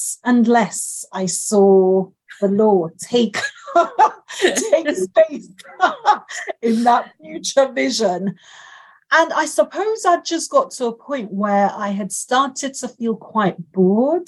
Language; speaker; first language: English; non-native, local second language; Yoruba